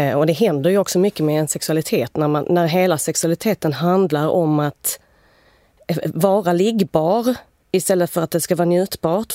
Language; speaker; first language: Swedish; native; Swedish